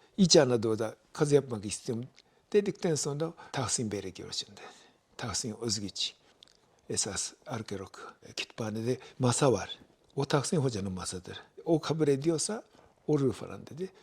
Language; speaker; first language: Turkish; non-native, fluent; Japanese